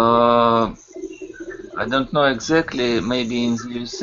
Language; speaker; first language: English; non-native, learner; Russian